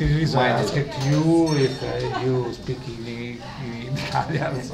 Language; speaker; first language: English; non-native, learner; Italian